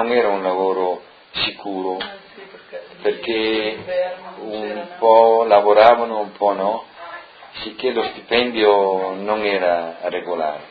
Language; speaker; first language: Italian; non-native, local second language; Friulian